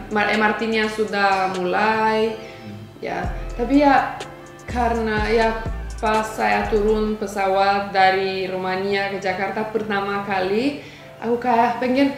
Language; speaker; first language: Indonesian; non-native, fluent; Romanian